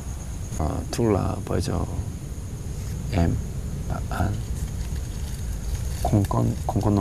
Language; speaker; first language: Vietnamese; non-native, learner; English